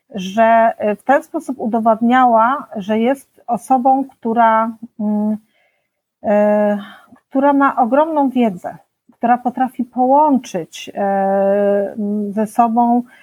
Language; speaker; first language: Polish; native; Polish